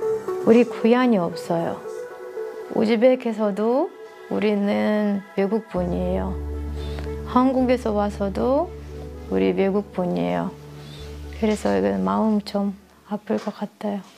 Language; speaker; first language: Korean; early bilingual, heritage; Korean